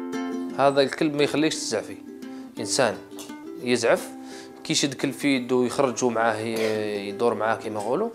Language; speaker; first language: Arabic; native; Arabic